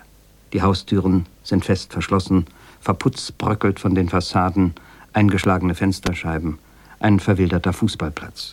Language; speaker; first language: German; native; German